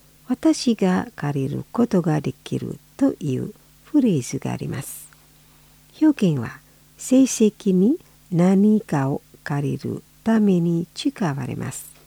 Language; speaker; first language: Japanese; non-native, fluent; Indonesian